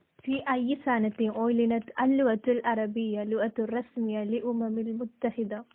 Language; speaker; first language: Arabic; non-native, learner; Malayalam